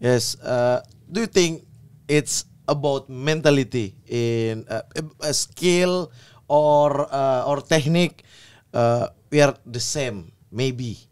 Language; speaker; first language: English; non-native, learner; Indonesian